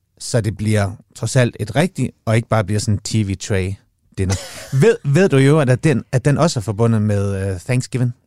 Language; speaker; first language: Danish; native; Danish